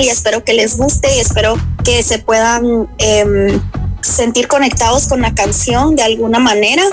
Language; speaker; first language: Spanish; early bilingual, other home language; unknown